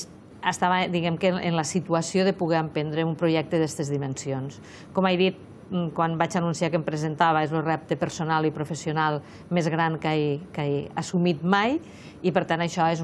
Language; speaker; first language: Catalan; native; Catalan